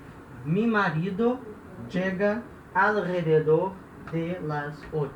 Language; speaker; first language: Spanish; non-native, fluent; Portuguese